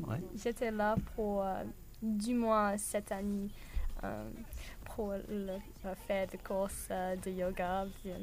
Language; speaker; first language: French; non-native, learner; English